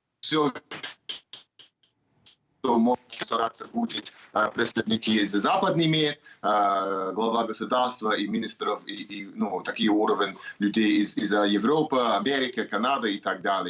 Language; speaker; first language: Russian; non-native, learner; English